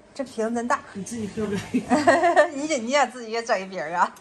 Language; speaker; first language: Chinese; native; Chinese